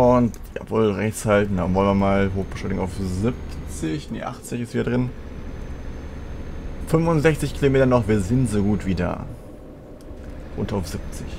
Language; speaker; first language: German; native; German